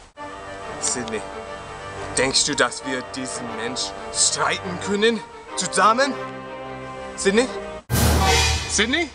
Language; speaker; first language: German; non-native, learner; English